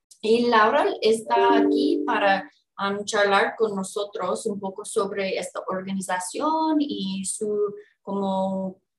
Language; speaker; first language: Spanish; non-native, fluent; English